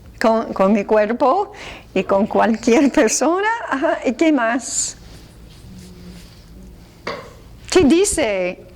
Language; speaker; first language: Spanish; non-native, fluent; English